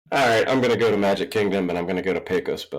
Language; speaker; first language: English; native; English